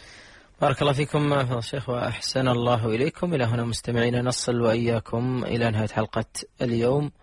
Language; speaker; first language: Arabic; native; Arabic